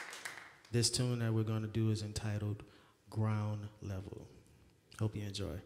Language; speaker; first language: English; native; English